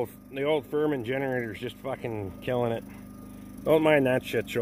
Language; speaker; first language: English; native; English